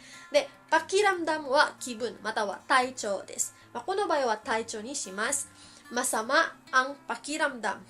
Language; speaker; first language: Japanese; early bilingual, heritage; Filipino